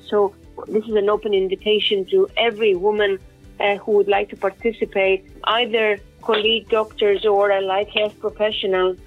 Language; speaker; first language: English; non-native, fluent; Greek